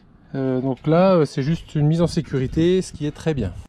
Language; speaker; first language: French; native; French